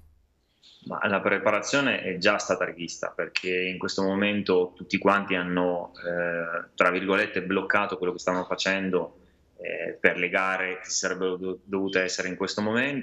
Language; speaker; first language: Italian; native; Italian